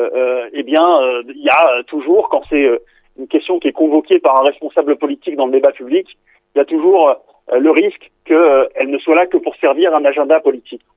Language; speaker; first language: French; native; French